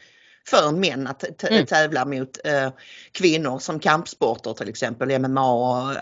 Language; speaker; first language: Swedish; native; Swedish